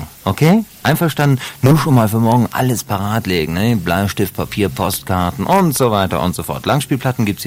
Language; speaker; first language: German; native; German